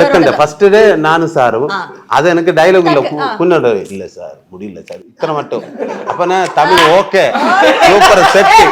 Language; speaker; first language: Tamil; non-native, learner; Malayalam